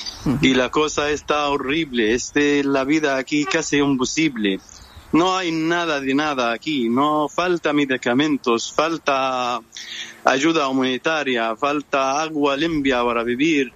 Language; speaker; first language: Spanish; non-native, fluent; Arabic